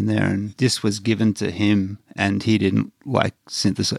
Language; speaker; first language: English; native; English